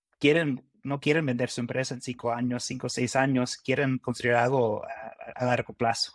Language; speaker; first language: Spanish; non-native, fluent; English